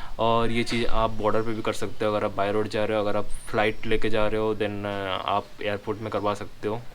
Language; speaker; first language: Hindi; non-native, local second language; Odia